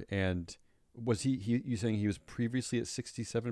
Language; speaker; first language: English; native; English